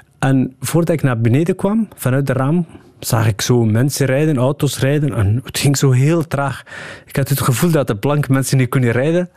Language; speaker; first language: Dutch; early bilingual, other home language; Somali